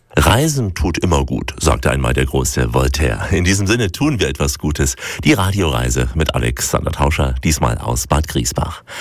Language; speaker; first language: German; native; German